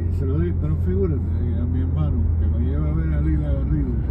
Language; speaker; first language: Spanish; native; Spanish